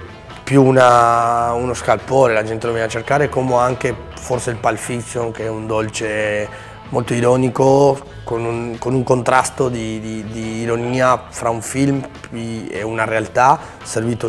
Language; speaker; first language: Italian; non-native, fluent; Spanish